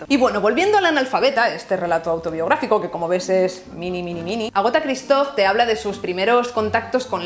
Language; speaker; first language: Spanish; native; Spanish